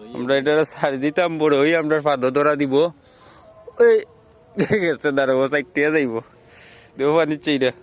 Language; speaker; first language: Bangla; non-native, local second language; Sylheti